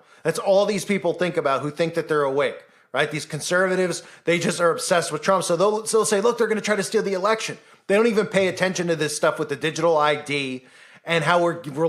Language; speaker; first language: English; native; English